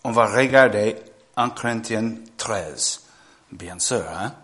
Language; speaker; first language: French; non-native, fluent; English